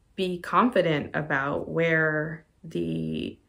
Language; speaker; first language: English; native; English